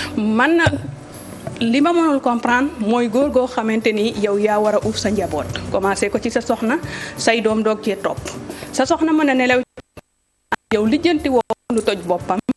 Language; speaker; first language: Wolof; non-native, local second language; Serer